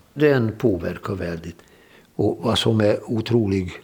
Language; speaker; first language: Swedish; non-native, fluent; Hungarian